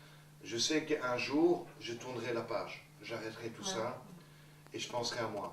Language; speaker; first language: French; native; French